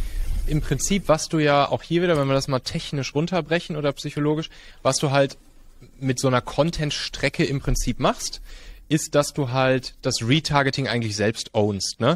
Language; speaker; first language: German; native; German